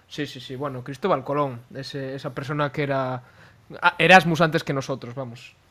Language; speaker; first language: Spanish; native; Spanish